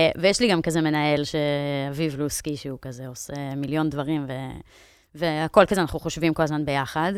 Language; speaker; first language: Hebrew; native; Hebrew